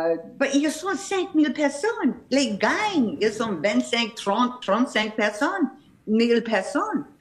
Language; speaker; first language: French; non-native, fluent; English